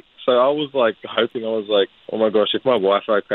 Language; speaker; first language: English; native; English